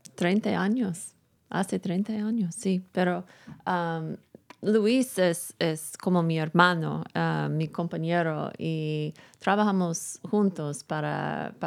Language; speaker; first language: Spanish; non-native, learner; English